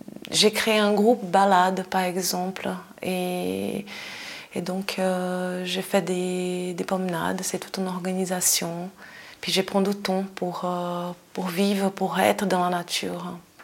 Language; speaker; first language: French; non-native, fluent; Portuguese